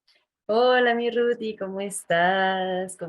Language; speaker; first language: Spanish; native; Spanish